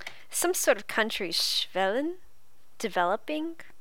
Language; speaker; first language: English; native; English